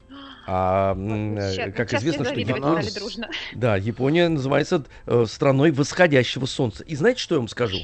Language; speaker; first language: Russian; native; Russian